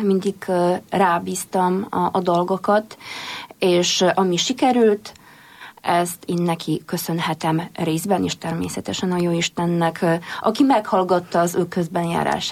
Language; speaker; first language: Hungarian; non-native, fluent; Polish